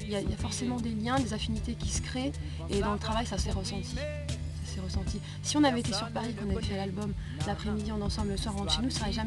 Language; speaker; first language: French; native; French